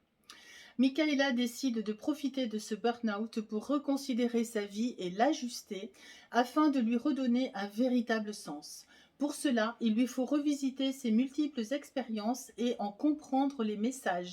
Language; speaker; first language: French; native; French